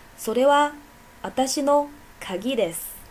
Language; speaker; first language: Japanese; non-native, fluent; Chinese